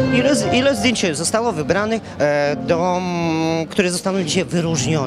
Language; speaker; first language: Polish; native; Polish